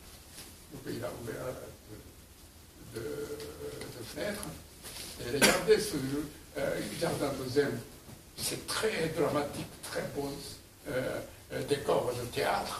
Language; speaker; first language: French; non-native, learner; Japanese